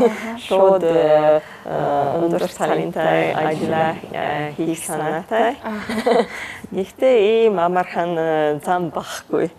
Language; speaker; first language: Mongolian; non-native, fluent; Hungarian